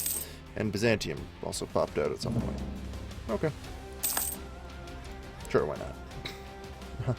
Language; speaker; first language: English; native; English